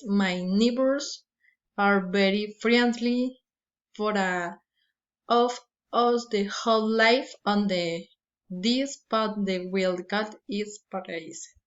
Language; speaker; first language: English; non-native, learner; Spanish